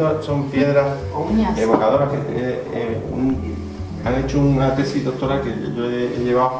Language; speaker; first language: Spanish; native; Spanish